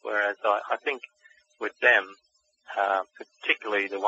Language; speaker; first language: English; native; English